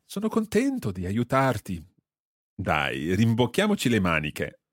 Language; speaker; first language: Italian; non-native, fluent; English